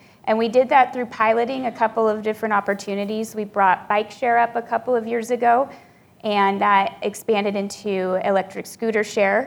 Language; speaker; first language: English; native; English